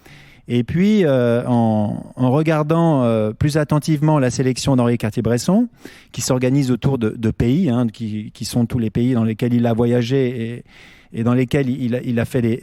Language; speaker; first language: French; native; French